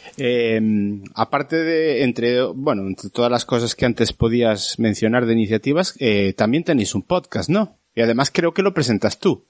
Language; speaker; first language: Spanish; native; Spanish